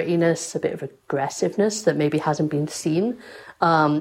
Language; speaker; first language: English; native; English